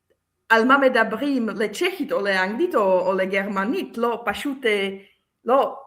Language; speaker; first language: Hebrew; non-native, fluent; Czech